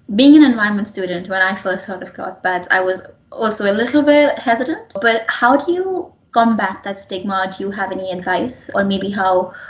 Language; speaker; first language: English; non-native, local second language; Hindi